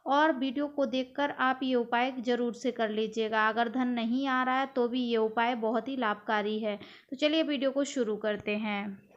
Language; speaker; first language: Hindi; native; Hindi